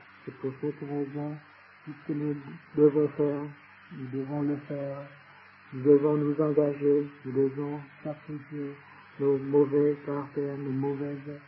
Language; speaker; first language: French; non-native, fluent; Vietnamese